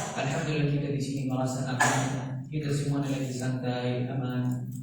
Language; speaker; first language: Indonesian; non-native, fluent; Arabic